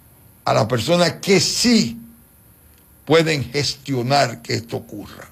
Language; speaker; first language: Spanish; native; Spanish